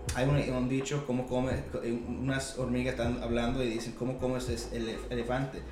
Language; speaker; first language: Spanish; early bilingual, heritage; Spanish